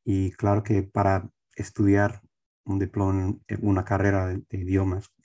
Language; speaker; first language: Spanish; non-native, fluent; English